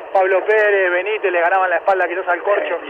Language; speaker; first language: Spanish; native; Spanish